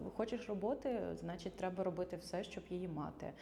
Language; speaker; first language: Ukrainian; non-native, local second language; Russian